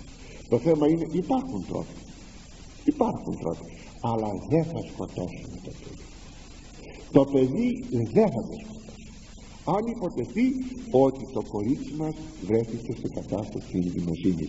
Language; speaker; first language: Greek; native; Greek